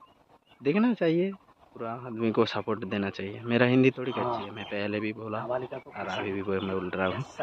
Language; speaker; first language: Hindi; non-native, local second language; Bangla